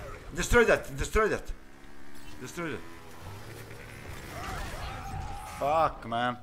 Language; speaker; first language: English; non-native, learner; Bosnian